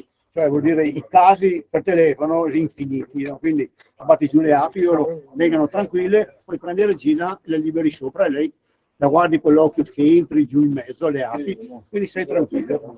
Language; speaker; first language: Italian; native; Italian